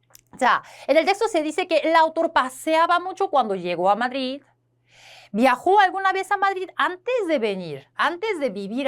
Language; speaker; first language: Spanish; non-native, fluent; Korean